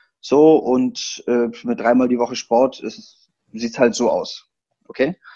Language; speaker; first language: German; early bilingual, other home language; Polish